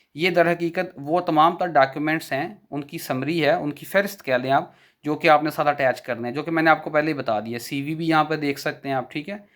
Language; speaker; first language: Urdu; non-native, local second language; Punjabi